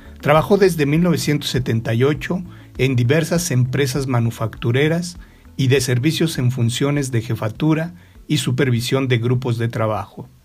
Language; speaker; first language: Spanish; native; Spanish